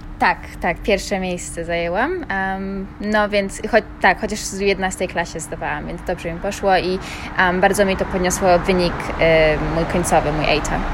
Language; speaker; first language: Polish; early bilingual, heritage; Polish